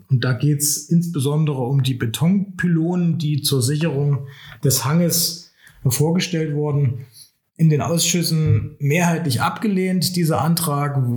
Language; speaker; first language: German; native; German